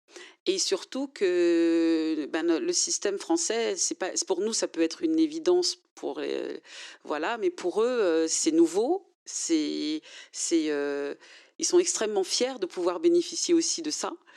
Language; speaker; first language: French; non-native, fluent; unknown